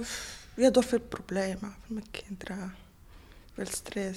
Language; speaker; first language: Dutch; non-native, learner; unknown